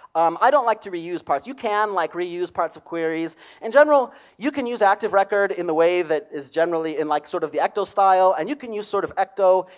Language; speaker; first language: English; native; English